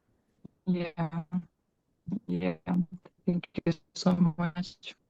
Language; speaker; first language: English; non-native, learner; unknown